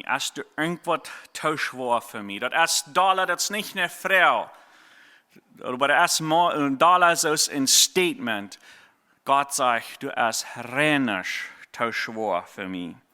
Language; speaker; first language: German; non-native, learner; Plautdietsch